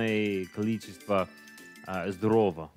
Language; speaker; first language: Russian; non-native, learner; English